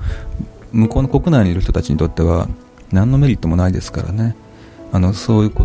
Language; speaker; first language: Japanese; native; Japanese